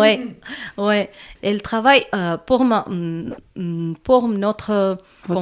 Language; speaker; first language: French; non-native, learner; Malayalam